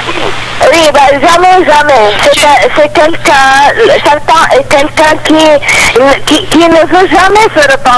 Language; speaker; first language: French; non-native, local second language; Arabic